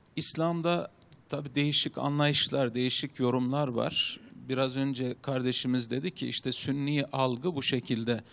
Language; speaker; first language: Turkish; native; Turkish